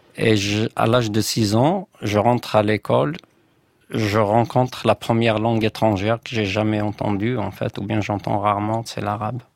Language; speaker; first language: French; non-native, local second language; Kabyle